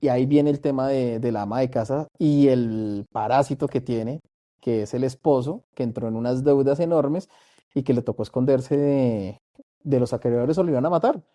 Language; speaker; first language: Spanish; native; Spanish